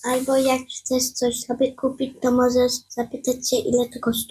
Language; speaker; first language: Polish; early bilingual, heritage; Polish